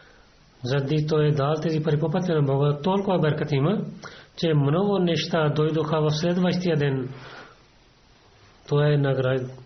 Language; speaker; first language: Bulgarian; non-native, fluent; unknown